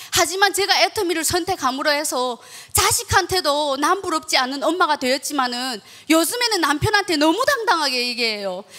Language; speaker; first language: Korean; early bilingual, heritage; Korean